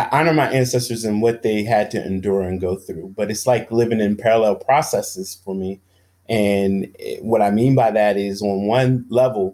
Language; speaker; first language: English; native; English